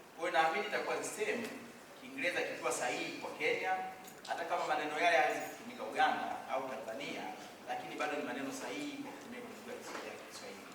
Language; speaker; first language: Swahili; native; Swahili